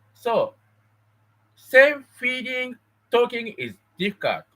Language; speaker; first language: English; non-native, learner; Japanese